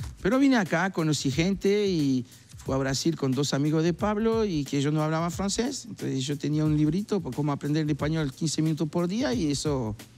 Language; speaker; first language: Spanish; non-native, fluent; French